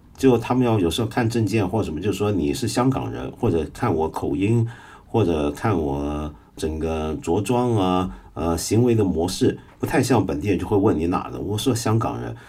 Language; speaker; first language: Chinese; non-native, local second language; Cantonese